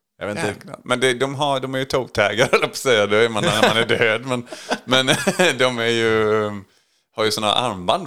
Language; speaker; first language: Swedish; native; Swedish